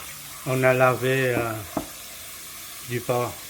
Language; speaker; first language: French; non-native, fluent; Vietnamese